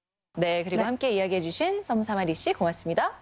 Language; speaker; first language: Korean; native; Korean